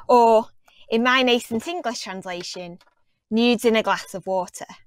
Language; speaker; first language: English; native; English